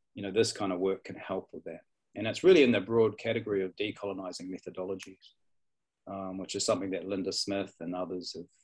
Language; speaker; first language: English; native; English